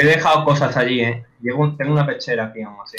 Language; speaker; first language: Spanish; native; Spanish